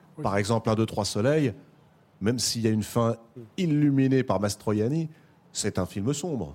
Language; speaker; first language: French; native; French